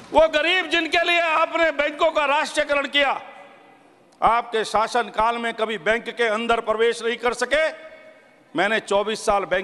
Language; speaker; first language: Hindi; native; Hindi